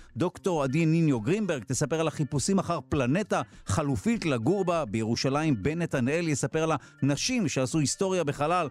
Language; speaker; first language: Hebrew; native; Hebrew